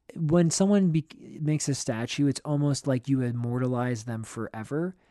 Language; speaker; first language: English; native; English